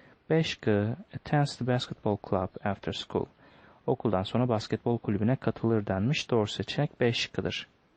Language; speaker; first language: English; non-native, fluent; Turkish